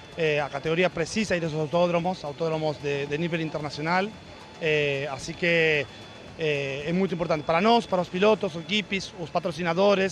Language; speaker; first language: Portuguese; non-native, learner; Spanish